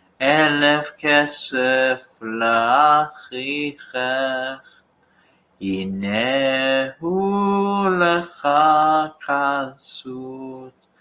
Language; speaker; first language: Hebrew; non-native, learner; English